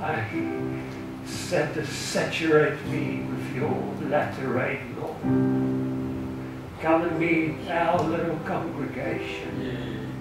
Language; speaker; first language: English; non-native, local second language; Afrikaans